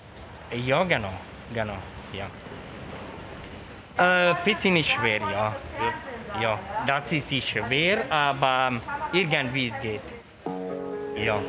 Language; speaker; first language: German; non-native, learner; Hungarian